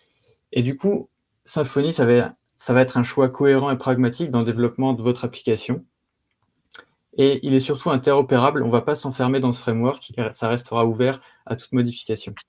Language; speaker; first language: French; native; French